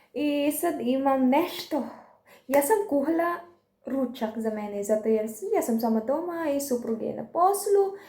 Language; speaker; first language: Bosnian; non-native, learner; Filipino